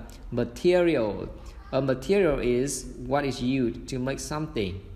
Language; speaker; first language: English; non-native, fluent; Vietnamese